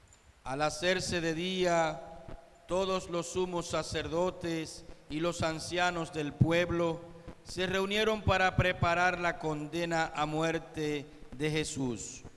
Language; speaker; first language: Spanish; native; Spanish